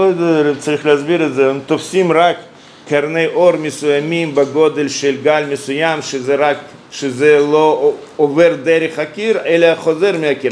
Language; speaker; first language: Hebrew; non-native, fluent; Russian